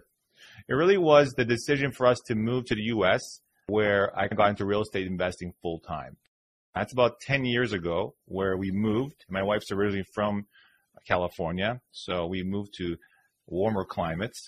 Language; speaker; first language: English; native; English